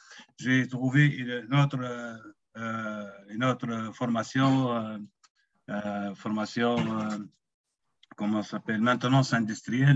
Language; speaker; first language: French; non-native, local second language; Arabic